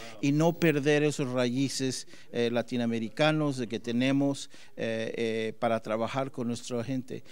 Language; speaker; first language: Spanish; early bilingual, heritage; Spanish